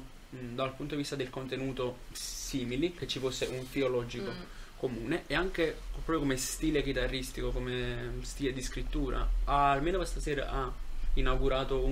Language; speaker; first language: Italian; native; Italian